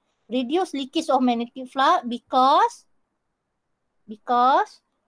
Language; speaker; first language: English; non-native, local second language; Malay